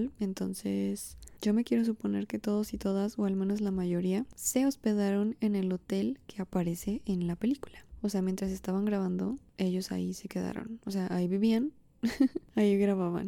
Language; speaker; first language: Spanish; native; Spanish